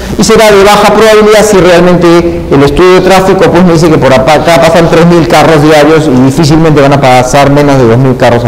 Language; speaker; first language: Spanish; native; Spanish